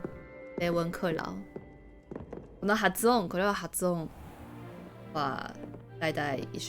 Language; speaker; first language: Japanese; non-native, learner; Chinese